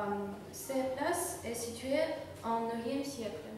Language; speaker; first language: French; non-native, learner; Russian